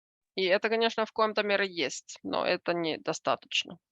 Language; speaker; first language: Russian; non-native, fluent; Finnish